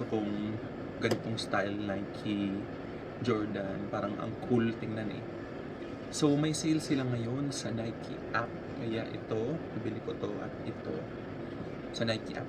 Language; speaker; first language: Filipino; native; Filipino